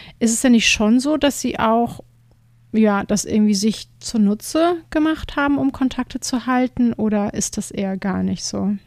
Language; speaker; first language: German; native; German